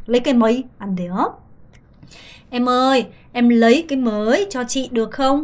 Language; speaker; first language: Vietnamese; non-native, fluent; Korean